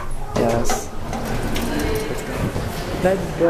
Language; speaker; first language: English; non-native, learner; French